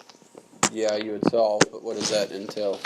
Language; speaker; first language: English; native; English